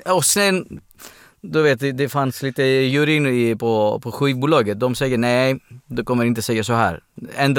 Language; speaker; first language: Swedish; non-native, fluent; Greek